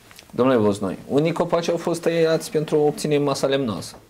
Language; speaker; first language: Romanian; native; Romanian